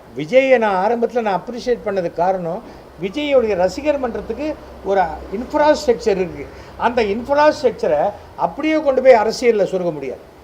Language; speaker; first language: Tamil; native; Tamil